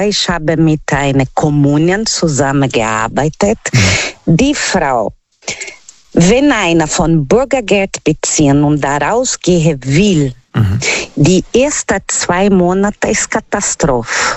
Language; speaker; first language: German; non-native, learner; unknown